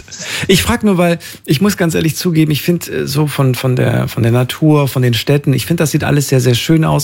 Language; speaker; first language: German; native; German